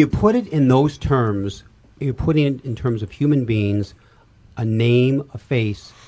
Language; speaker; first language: English; native; English